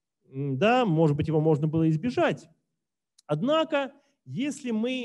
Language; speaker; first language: Russian; native; Russian